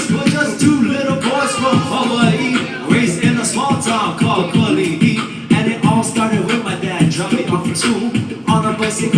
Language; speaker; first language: English; native; English